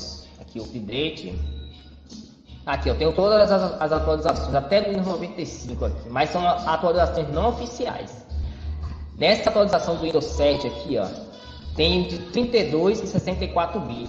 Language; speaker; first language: Portuguese; native; Portuguese